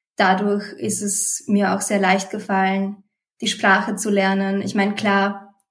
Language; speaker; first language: German; early bilingual, other home language; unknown